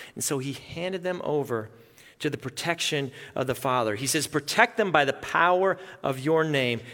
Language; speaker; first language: English; native; English